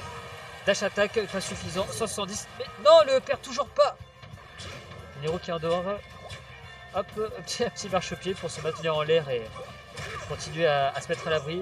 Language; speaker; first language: French; native; French